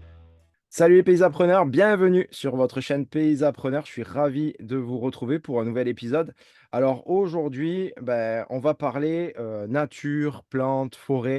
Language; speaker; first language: French; native; French